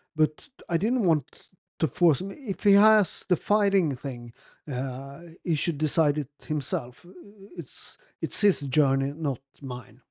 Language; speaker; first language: English; non-native, fluent; Italian